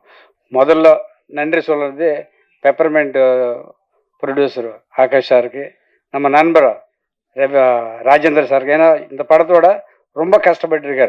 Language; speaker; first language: Tamil; non-native, learner; Telugu